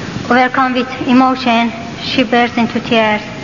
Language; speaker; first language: English; non-native, fluent; Persian